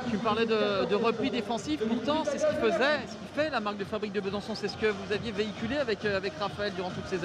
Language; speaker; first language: French; native; French